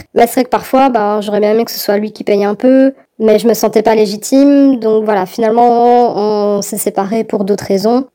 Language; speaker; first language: French; native; French